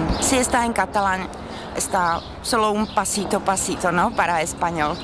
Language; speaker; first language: Spanish; non-native, learner; Czech